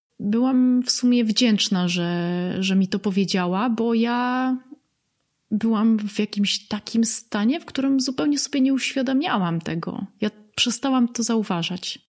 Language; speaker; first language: Polish; native; Polish